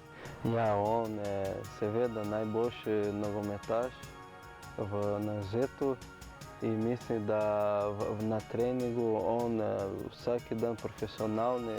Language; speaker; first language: Slovenian; non-native, learner; Portuguese